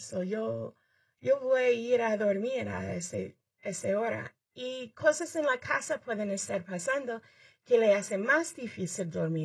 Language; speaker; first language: Spanish; early bilingual, heritage; Spanish